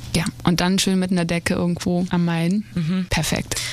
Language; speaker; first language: German; native; German